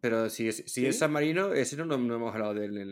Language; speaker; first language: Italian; non-native, learner; Spanish